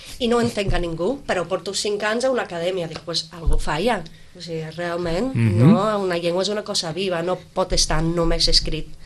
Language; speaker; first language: Catalan; non-native, fluent; English